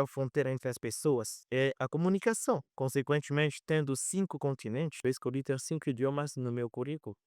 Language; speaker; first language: Portuguese; non-native, fluent; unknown